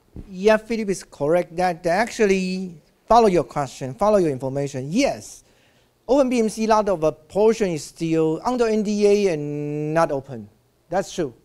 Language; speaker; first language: English; non-native, fluent; Chinese